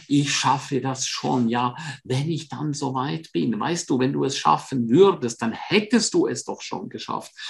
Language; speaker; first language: German; non-native, fluent; Romansh